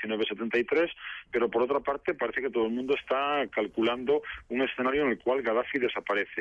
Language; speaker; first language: Spanish; native; Spanish